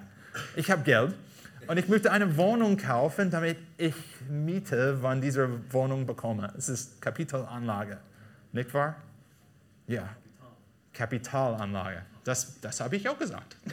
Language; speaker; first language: German; non-native, fluent; English